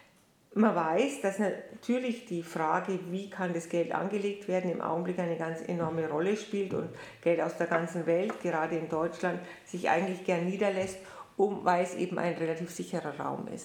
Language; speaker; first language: German; native; German